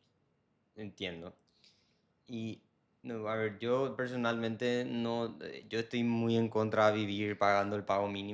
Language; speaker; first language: Spanish; native; Spanish